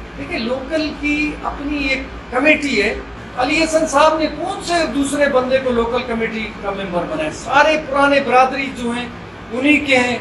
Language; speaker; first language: Urdu; non-native, local second language; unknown